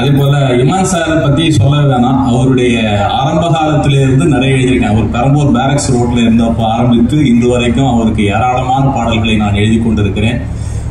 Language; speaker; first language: Tamil; native; Tamil